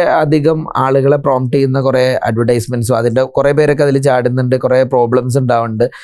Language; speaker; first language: Malayalam; native; Malayalam